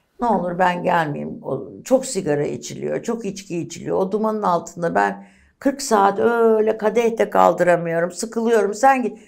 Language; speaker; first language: Turkish; native; Turkish